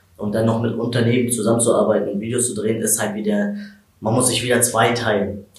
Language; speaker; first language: German; early bilingual, other home language; Arabic